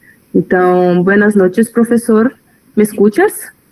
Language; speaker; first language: Spanish; non-native, learner; Portuguese